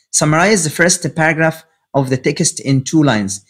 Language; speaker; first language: English; non-native, fluent; Arabic